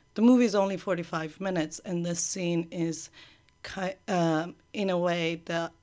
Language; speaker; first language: English; early bilingual, other home language; Persian